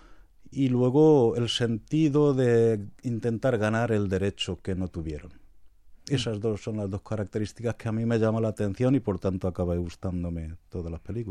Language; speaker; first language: Spanish; non-native, fluent; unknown